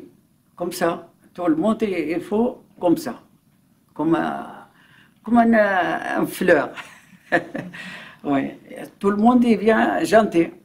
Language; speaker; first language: French; non-native, learner; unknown